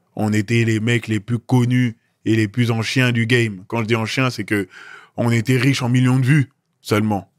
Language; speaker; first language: French; native; French